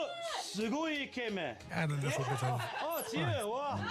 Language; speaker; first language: Japanese; non-native, learner; English